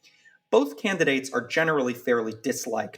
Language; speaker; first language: English; native; English